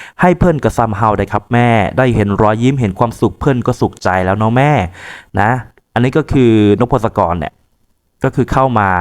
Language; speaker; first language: Thai; native; Thai